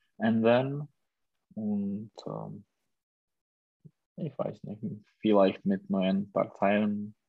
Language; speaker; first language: German; non-native, learner; Czech